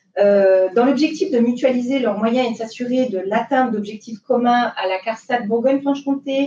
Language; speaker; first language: French; native; French